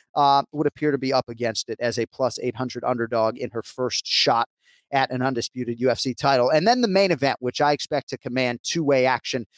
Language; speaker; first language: English; native; English